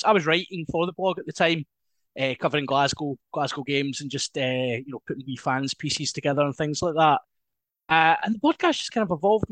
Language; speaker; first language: English; native; English